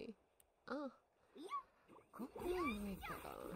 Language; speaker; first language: Japanese; non-native, learner; Russian